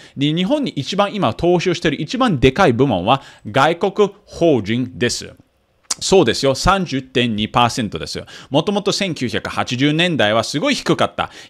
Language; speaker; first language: Japanese; early bilingual, heritage; Japanese